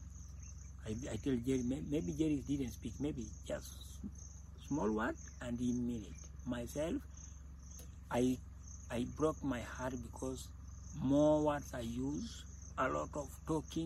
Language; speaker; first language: English; non-native, local second language; Masai